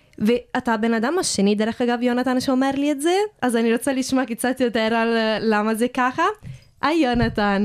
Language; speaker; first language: Hebrew; non-native, fluent; Italian